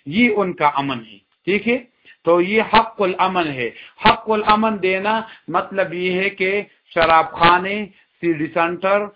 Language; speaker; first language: Urdu; non-native, local second language; Pashto